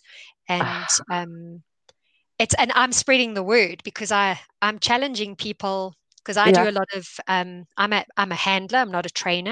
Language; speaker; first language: English; native; English